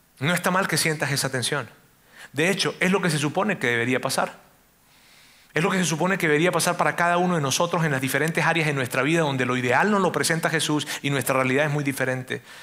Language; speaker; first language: Spanish; native; Spanish